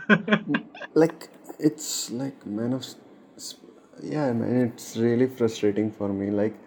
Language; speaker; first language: English; non-native, local second language; Hindi